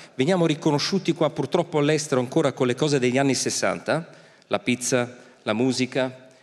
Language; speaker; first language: Italian; non-native, fluent; German